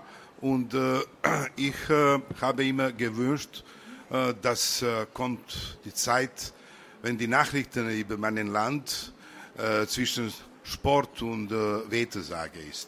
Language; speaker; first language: German; non-native, learner; Serbian